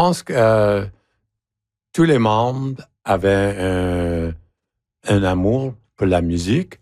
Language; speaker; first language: French; native; French